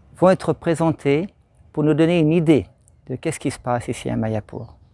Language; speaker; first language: French; native; French